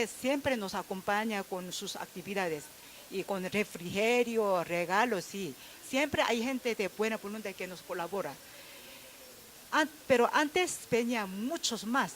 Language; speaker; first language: Spanish; non-native, fluent; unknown